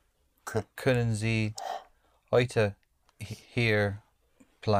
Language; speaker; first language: German; non-native, learner; English